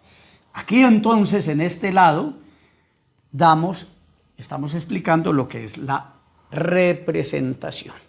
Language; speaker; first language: Spanish; native; Spanish